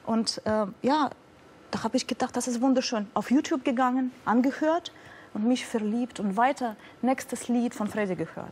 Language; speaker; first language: German; non-native, fluent; Russian